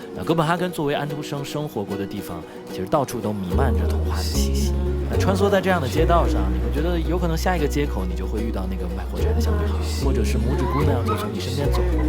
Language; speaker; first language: Chinese; native; Chinese